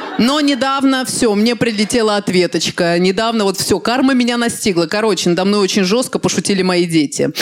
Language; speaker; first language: Russian; native; Russian